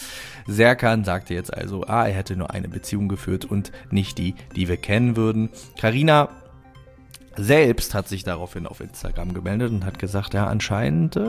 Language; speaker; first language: German; native; German